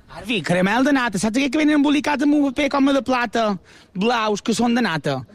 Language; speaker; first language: Catalan; native; Catalan